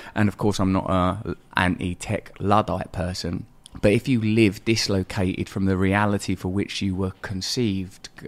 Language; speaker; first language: English; native; English